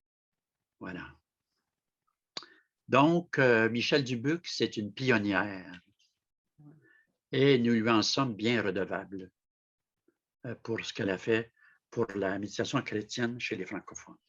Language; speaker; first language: French; native; French